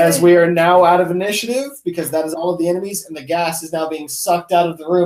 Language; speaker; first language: English; native; English